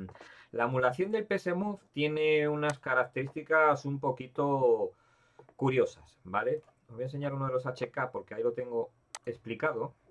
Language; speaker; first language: Spanish; native; Spanish